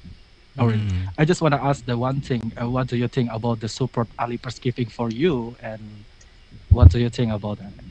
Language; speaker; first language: English; non-native, learner; Indonesian